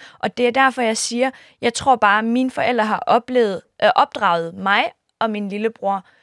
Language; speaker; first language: Danish; early bilingual, other home language; Kurdish